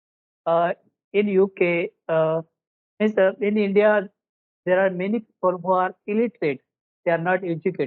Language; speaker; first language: English; non-native, learner; Marathi